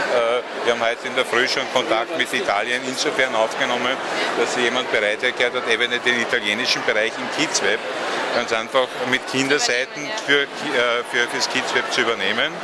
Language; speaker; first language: German; native; German